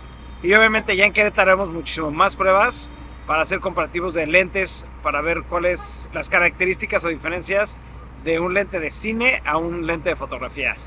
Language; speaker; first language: Spanish; native; Spanish